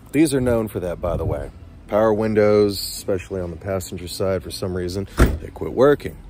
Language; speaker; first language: English; native; English